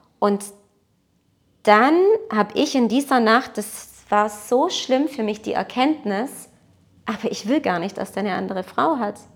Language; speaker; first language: German; early bilingual, other home language; Portuguese